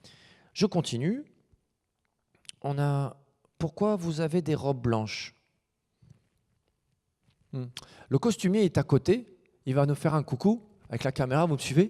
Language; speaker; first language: French; native; French